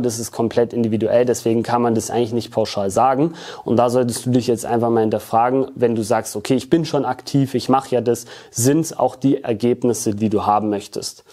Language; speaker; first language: German; native; German